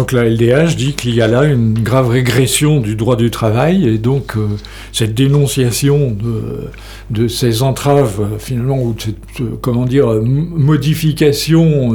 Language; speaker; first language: French; native; French